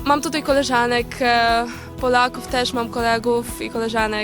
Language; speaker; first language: Polish; non-native, learner; Ukrainian